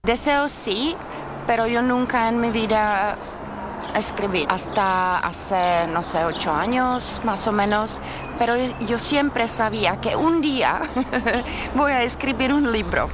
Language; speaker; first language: Spanish; non-native, fluent; Czech